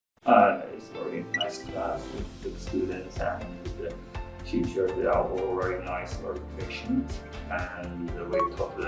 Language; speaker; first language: English; non-native, fluent; Chinese